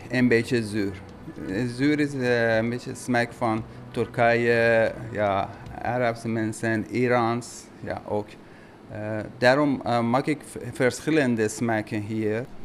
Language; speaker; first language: Dutch; non-native, learner; Persian